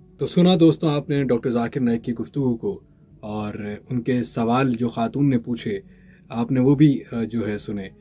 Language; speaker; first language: Urdu; native; Urdu